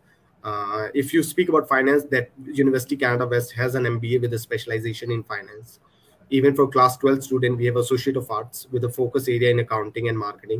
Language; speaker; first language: English; non-native, local second language; Punjabi